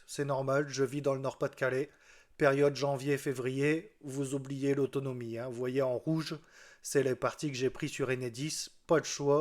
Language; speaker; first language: French; native; French